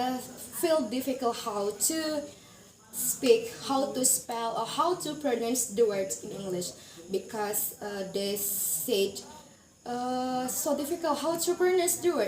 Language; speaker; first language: English; non-native, learner; Indonesian